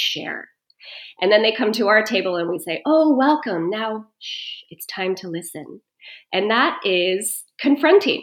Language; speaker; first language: English; native; English